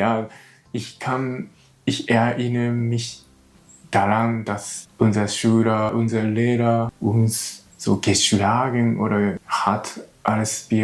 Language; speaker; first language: German; non-native, learner; Japanese